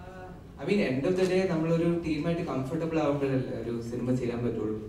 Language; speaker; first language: Tamil; non-native, learner; Malayalam